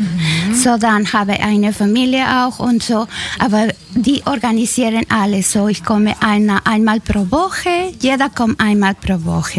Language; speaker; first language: German; non-native, learner; Spanish